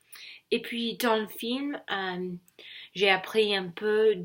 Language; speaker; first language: French; non-native, learner; English